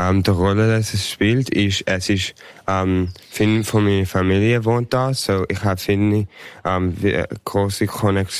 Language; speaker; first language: German; early bilingual, heritage; English